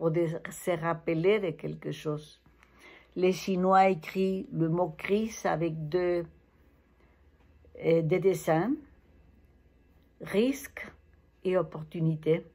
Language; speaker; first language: French; non-native, fluent; Spanish